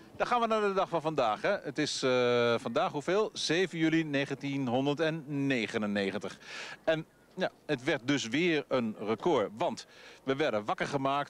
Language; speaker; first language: Dutch; native; Dutch